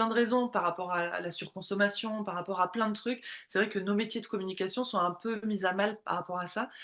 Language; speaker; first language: French; native; French